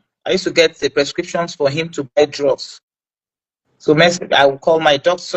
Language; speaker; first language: English; non-native, local second language; Igbo